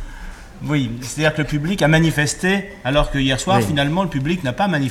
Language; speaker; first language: French; native; French